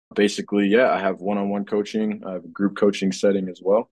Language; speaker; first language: English; native; English